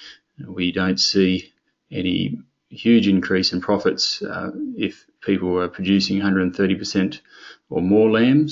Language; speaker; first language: English; native; English